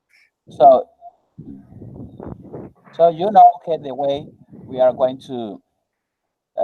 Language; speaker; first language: English; non-native, learner; Spanish